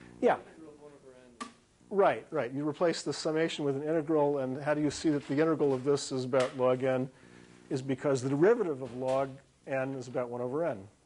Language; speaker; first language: English; native; English